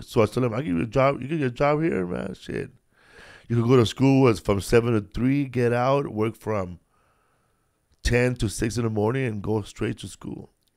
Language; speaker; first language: English; early bilingual, other home language; Spanish